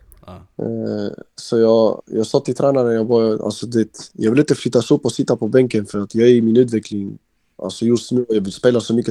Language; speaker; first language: Swedish; early bilingual, other home language; Albanian